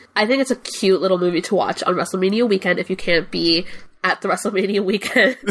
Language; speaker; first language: English; non-native, fluent; Spanish